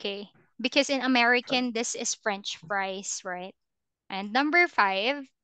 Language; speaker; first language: English; non-native, fluent; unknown